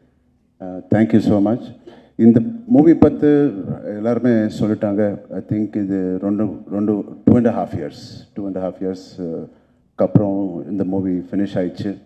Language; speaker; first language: Tamil; non-native, local second language; Telugu